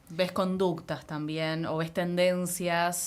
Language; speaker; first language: Spanish; native; Spanish